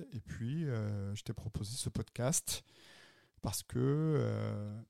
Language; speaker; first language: French; native; French